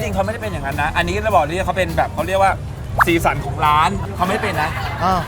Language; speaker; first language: Thai; native; Thai